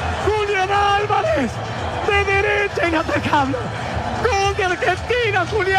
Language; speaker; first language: Spanish; native; Spanish